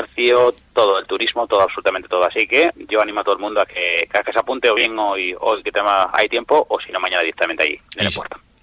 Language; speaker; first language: Spanish; native; Spanish